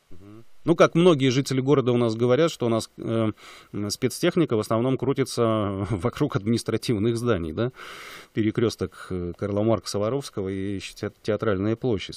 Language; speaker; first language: Russian; native; Russian